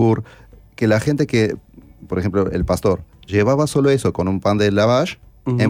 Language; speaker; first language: Spanish; non-native, fluent; Armenian